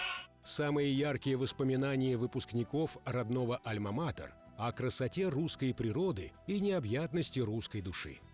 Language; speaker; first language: Russian; native; Russian